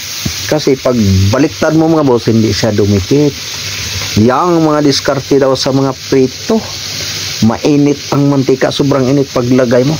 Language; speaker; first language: Filipino; non-native, local second language; Cebuano